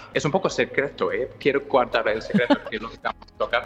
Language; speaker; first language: Spanish; non-native, fluent; English